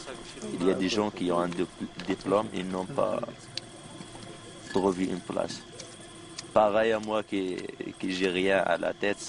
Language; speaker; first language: French; non-native, learner; Arabic